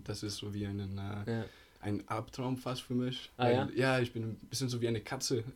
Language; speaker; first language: German; non-native, fluent; Italian